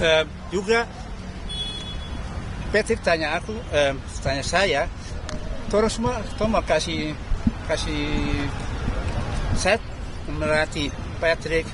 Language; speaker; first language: Indonesian; early bilingual, heritage; Dutch